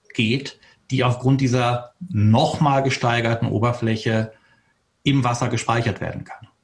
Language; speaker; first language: German; native; German